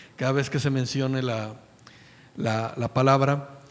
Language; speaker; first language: Spanish; native; Spanish